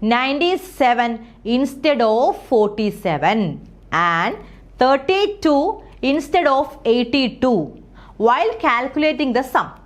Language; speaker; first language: English; non-native, local second language; Malayalam